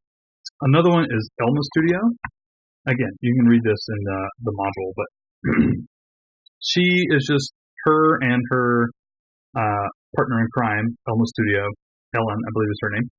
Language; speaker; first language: English; native; English